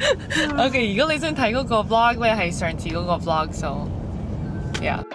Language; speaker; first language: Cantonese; early bilingual, heritage; English